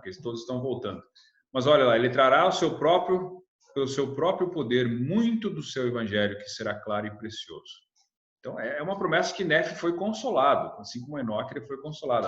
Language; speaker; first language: Portuguese; native; Portuguese